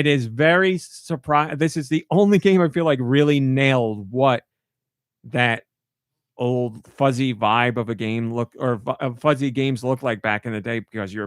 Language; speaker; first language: English; native; English